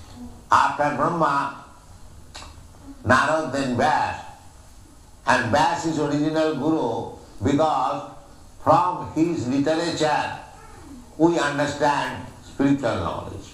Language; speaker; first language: English; non-native, local second language; Bangla